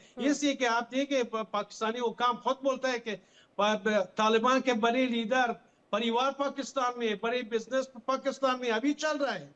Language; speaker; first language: Hindi; non-native, fluent; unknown